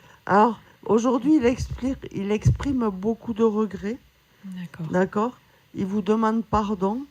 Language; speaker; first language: French; native; French